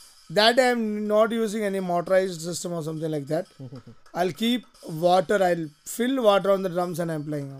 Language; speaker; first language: English; non-native, local second language; Malayalam